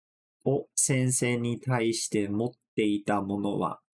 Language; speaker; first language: Japanese; non-native, fluent; English